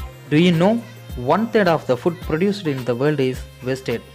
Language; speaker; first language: English; non-native, local second language; Tamil